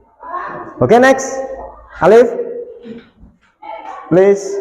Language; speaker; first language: English; non-native, learner; Indonesian